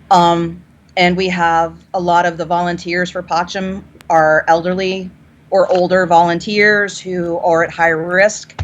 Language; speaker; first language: English; native; English